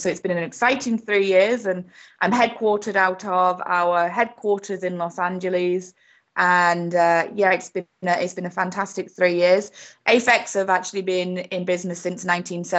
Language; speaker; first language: English; native; English